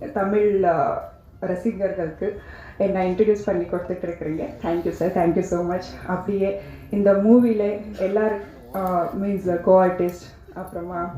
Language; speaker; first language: Tamil; non-native, learner; Kannada